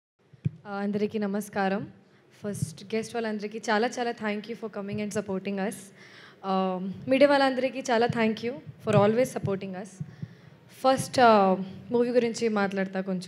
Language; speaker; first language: Telugu; non-native, learner; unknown